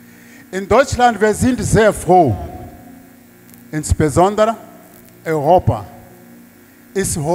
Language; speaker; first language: German; non-native, learner; Portuguese